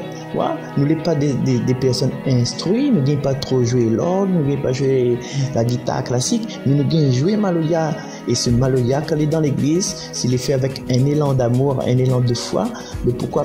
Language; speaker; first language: French; non-native, learner; Réunion Creole French